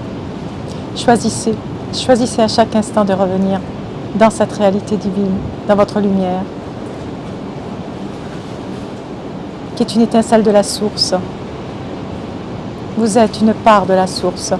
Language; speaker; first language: French; native; French